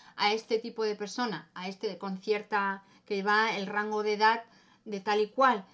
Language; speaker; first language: Spanish; early bilingual, heritage; German